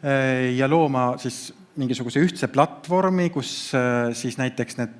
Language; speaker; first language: Estonian; native; Estonian